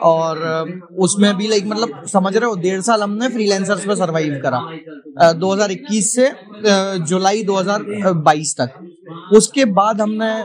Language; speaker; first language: Hindi; native; Hindi